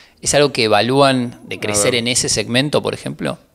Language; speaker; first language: Spanish; native; Spanish